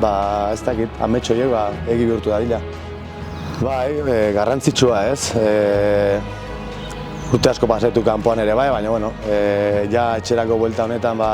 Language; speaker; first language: Basque; non-native, local second language; Spanish